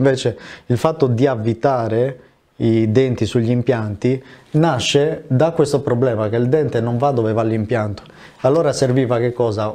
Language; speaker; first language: Italian; native; Italian